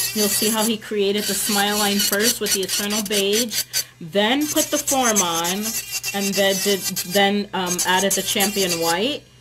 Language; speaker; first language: English; native; English